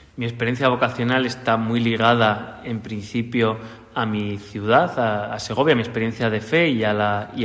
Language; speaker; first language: Spanish; native; Spanish